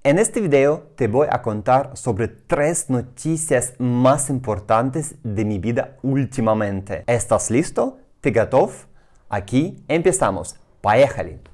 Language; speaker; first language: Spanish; non-native, fluent; Russian